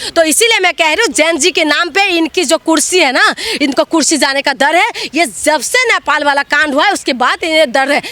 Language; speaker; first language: Hindi; non-native, local second language; Assamese